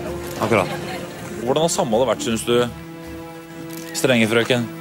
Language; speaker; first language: Norwegian; native; Norwegian